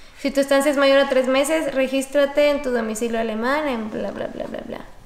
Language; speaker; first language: Spanish; native; Spanish